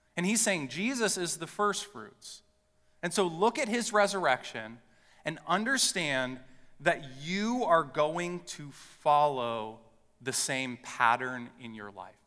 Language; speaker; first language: English; native; English